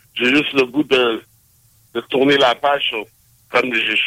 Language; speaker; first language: French; native; French